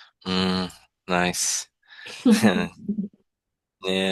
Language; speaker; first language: English; non-native, learner; Portuguese